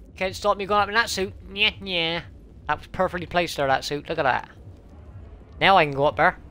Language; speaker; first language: English; native; English